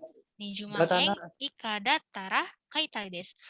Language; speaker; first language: Japanese; non-native, fluent; Indonesian